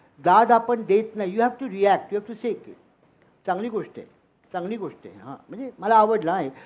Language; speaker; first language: Marathi; native; Marathi